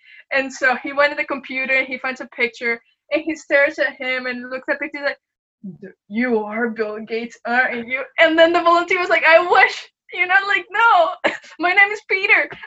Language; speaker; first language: English; non-native, fluent; Spanish